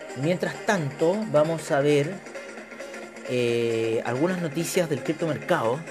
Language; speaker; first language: Spanish; native; Spanish